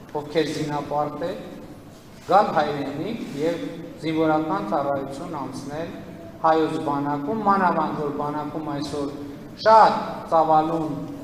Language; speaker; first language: Armenian; native; Armenian